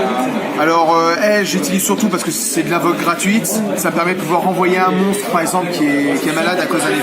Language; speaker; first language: French; native; French